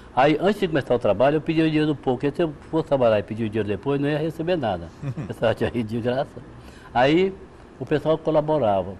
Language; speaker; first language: Portuguese; native; Portuguese